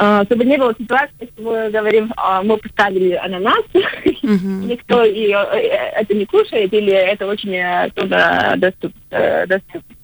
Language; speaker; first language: Russian; non-native, local second language; Latvian